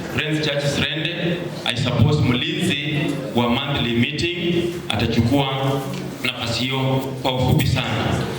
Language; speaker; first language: Swahili; native; Swahili